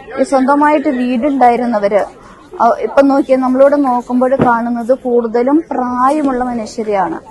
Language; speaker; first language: Malayalam; native; Malayalam